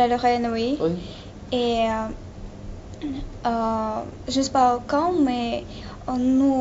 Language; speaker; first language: French; non-native, learner; Russian